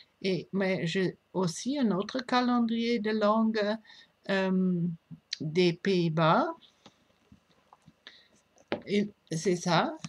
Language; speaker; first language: French; non-native, fluent; German